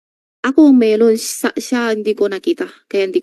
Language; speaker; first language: Filipino; non-native, learner; Chinese